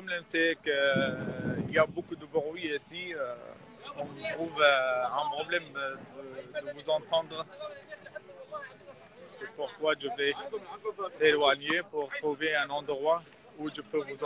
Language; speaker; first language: French; non-native, fluent; Arabic